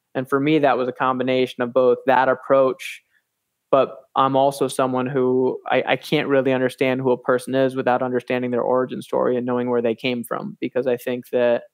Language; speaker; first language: English; native; English